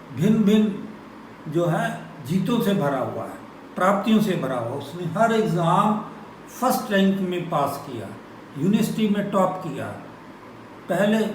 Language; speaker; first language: Hindi; non-native, local second language; Punjabi